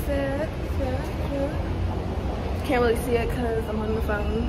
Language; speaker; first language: English; native; English